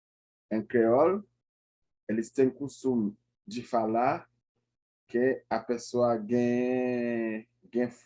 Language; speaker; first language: Portuguese; non-native, fluent; Haitian Creole